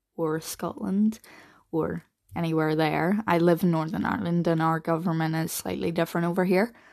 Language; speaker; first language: English; native; English